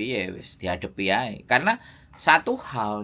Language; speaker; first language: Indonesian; non-native, local second language; Javanese